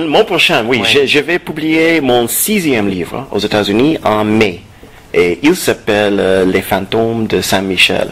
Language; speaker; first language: French; non-native, fluent; English